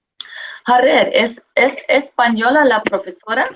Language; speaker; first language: Spanish; non-native, fluent; English